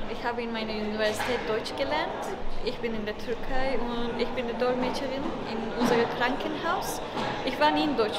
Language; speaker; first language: German; non-native, fluent; Turkish